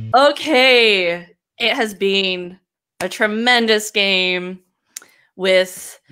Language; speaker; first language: English; native; English